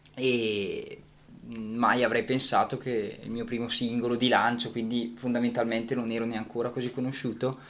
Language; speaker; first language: Italian; native; Italian